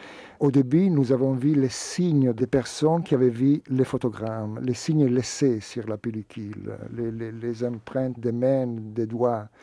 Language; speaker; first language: French; non-native, fluent; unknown